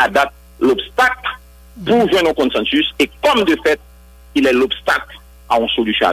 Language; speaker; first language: French; non-native, local second language; Haitian Creole